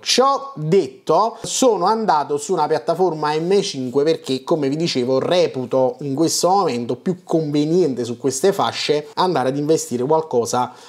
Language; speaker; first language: Italian; native; Italian